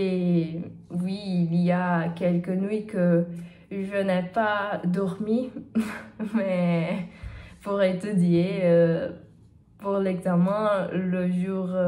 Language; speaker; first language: French; non-native, learner; Portuguese